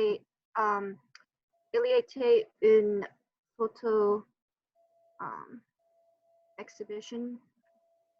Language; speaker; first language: French; non-native, learner; English